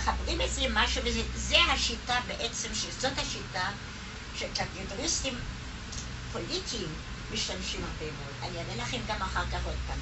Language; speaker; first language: Hebrew; non-native, fluent; German